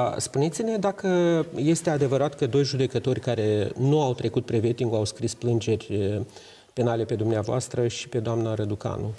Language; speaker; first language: Romanian; native; Romanian